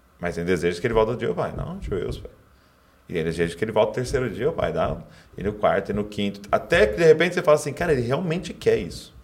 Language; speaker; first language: Portuguese; native; Portuguese